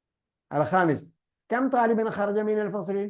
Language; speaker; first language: Arabic; non-native, learner; Malayalam